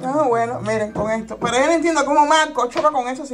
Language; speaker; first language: Spanish; native; Spanish